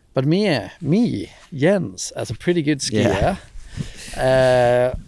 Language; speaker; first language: English; non-native, fluent; Swedish